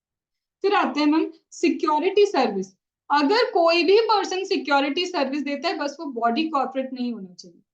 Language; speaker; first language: Hindi; native; Hindi